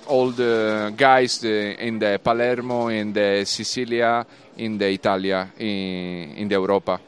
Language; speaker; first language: English; non-native, learner; Italian